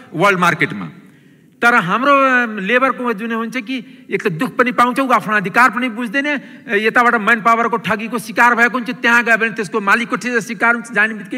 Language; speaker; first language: Nepali; non-native, local second language; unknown